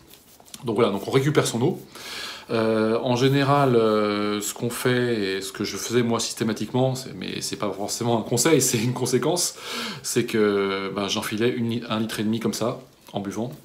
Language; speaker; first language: French; native; French